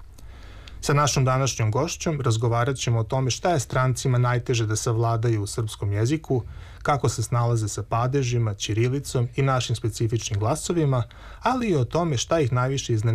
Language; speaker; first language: Serbian; native; Serbian